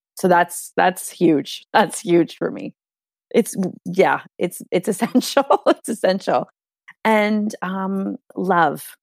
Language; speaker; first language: English; non-native, fluent; Hungarian